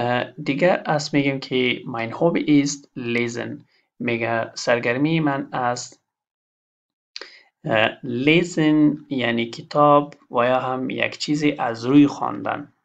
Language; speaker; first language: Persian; non-native, local second language; Pashto